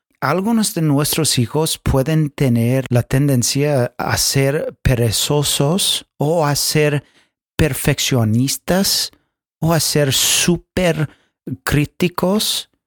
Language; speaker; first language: Spanish; non-native, fluent; English